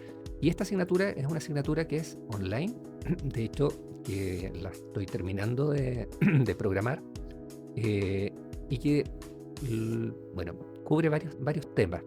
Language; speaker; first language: Spanish; native; Spanish